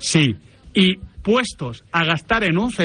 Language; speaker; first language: Spanish; native; Spanish